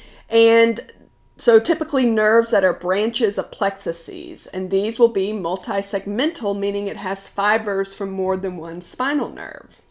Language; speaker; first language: English; native; English